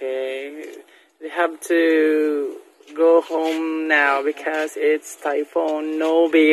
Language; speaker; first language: English; non-native, local second language; Cebuano